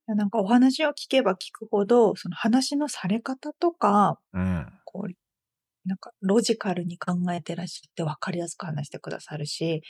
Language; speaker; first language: Japanese; native; Japanese